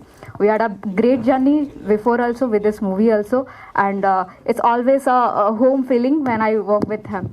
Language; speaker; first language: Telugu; non-native, learner; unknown